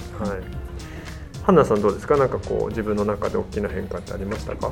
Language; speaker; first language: Japanese; native; Japanese